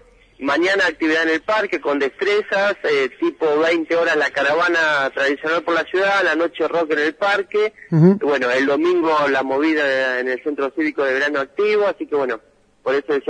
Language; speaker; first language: Spanish; native; Spanish